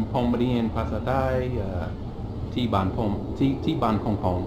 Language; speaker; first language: Thai; non-native, learner; English